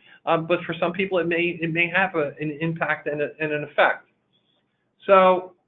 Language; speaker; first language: English; native; English